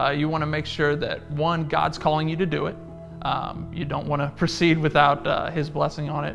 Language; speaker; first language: English; native; English